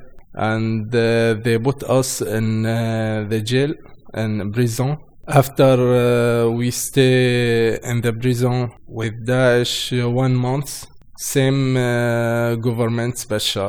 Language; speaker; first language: English; non-native, learner; Arabic